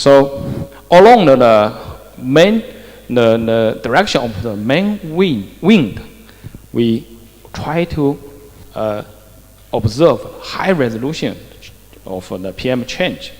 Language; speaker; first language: English; non-native, fluent; Chinese